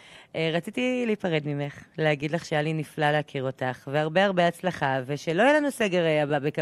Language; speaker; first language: Hebrew; native; Hebrew